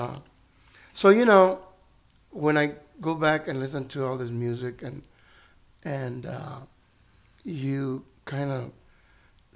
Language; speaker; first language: English; early bilingual, other home language; Spanish